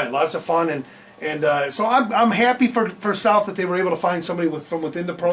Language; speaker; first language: English; native; English